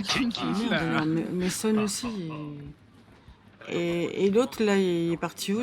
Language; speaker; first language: French; native; French